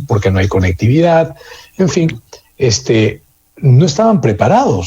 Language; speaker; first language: Spanish; native; Spanish